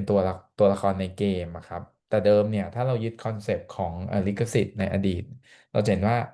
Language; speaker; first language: Thai; native; Thai